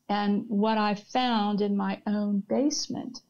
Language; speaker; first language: English; native; English